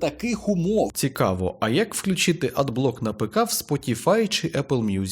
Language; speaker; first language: Ukrainian; native; Ukrainian